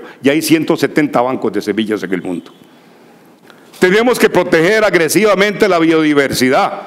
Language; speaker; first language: Spanish; native; Spanish